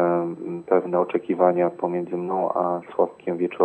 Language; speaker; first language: Polish; native; Polish